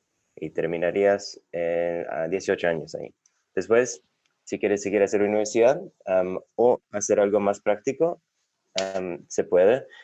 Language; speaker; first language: Spanish; non-native, fluent; English